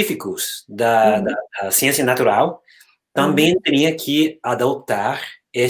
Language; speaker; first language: Portuguese; non-native, fluent; English